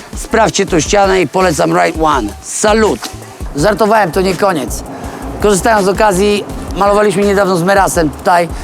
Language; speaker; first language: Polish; native; Polish